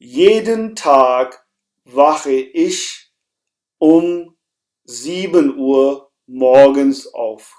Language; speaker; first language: German; non-native, fluent; Hindi